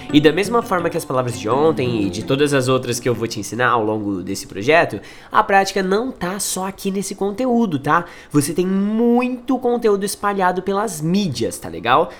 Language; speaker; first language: Portuguese; native; Portuguese